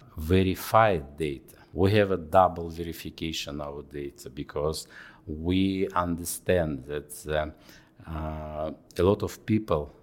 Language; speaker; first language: English; non-native, fluent; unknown